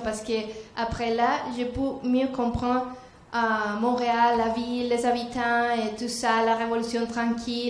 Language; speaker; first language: French; non-native, learner; Spanish